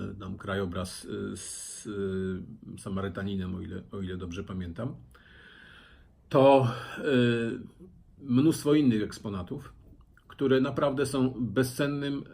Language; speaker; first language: Polish; native; Polish